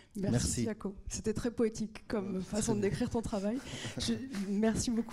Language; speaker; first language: French; native; French